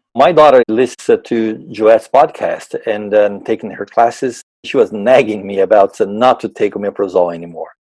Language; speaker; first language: English; non-native, fluent; Portuguese